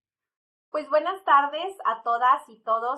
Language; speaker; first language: Spanish; native; Spanish